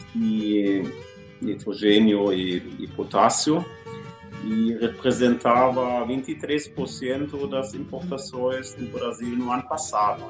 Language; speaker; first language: Portuguese; non-native, fluent; German